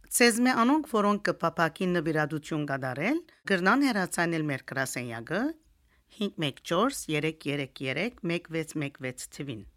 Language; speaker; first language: Armenian; early bilingual, heritage; Armenian